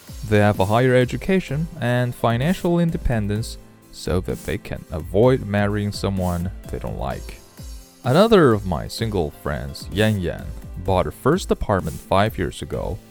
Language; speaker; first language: English; non-native, fluent; Chinese